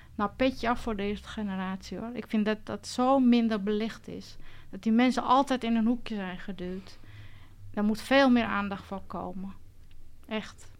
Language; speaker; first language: Dutch; early bilingual, other home language; Turkish